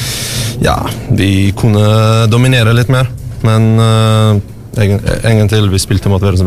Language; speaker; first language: Norwegian; non-native, learner; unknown